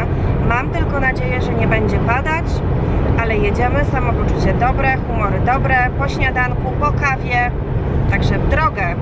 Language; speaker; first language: Polish; native; Polish